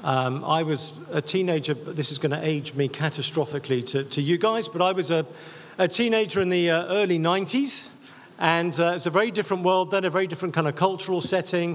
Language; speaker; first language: English; native; English